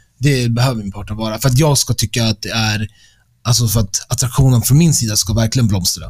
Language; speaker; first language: Swedish; early bilingual, other home language; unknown